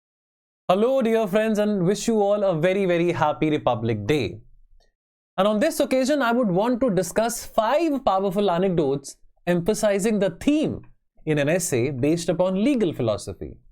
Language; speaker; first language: English; non-native, local second language; Hindi